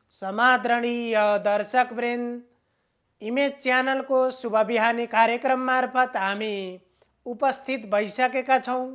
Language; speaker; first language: Nepali; native; Nepali